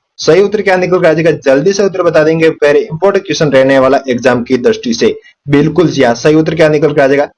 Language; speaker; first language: Hindi; native; Hindi